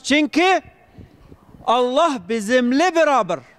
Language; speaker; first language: Turkish; non-native, fluent; Arabic